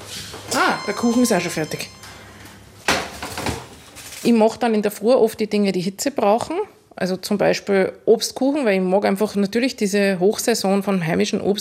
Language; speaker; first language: German; native; German